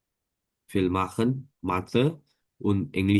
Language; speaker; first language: German; non-native, learner; Indonesian